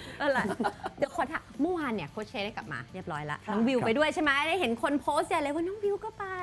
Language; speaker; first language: Thai; native; Thai